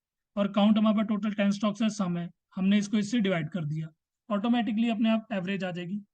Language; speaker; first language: Hindi; native; Hindi